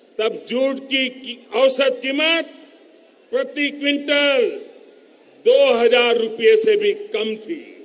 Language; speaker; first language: Hindi; non-native, local second language; Gujarati